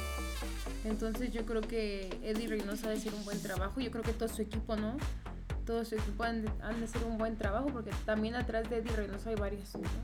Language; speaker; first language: Spanish; native; Spanish